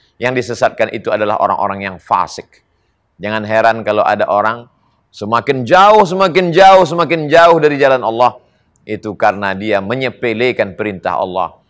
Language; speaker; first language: Malay; native; Malay